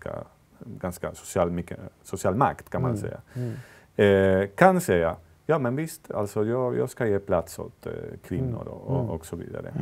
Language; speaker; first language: Swedish; non-native, fluent; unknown